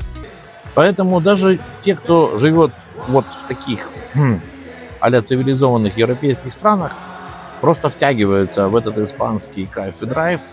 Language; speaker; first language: Russian; native; Russian